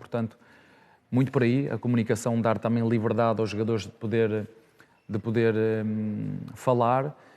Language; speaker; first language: Portuguese; native; Portuguese